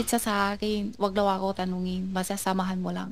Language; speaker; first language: Filipino; non-native, learner; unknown